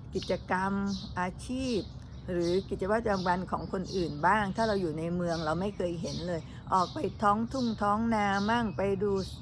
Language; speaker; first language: Thai; native; Thai